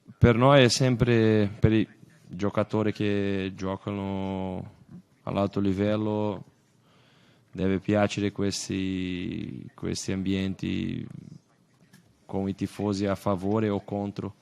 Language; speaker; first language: Italian; non-native, fluent; Portuguese